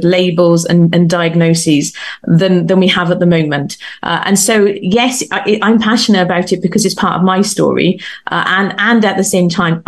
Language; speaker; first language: English; native; English